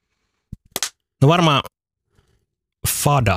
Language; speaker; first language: Finnish; early bilingual, other home language; Somali